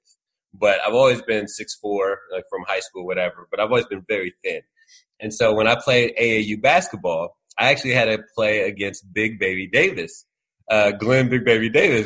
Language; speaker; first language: English; native; English